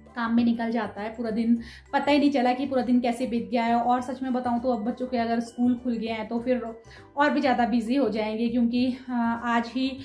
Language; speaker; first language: Hindi; non-native, local second language; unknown